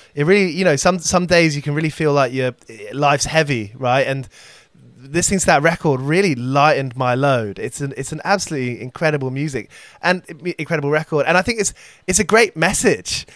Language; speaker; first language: English; native; English